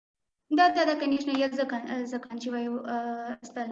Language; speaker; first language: Russian; non-native, learner; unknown